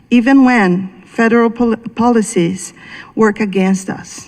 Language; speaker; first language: English; non-native, fluent; Portuguese